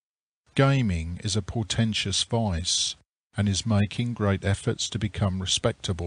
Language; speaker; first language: English; native; English